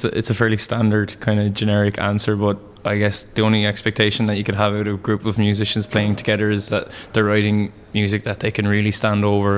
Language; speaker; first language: English; native; English